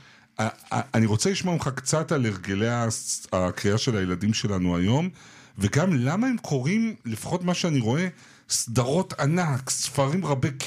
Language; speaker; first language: Hebrew; native; Hebrew